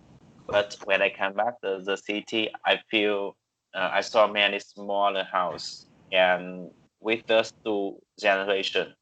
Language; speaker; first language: English; non-native, learner; Vietnamese